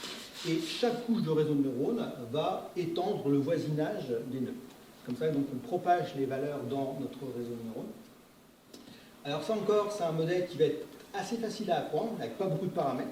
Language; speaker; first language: French; native; French